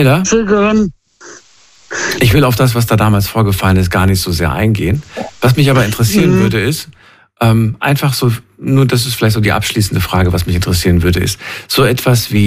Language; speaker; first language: German; native; German